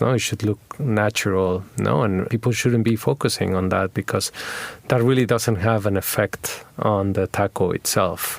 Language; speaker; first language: English; non-native, fluent; Spanish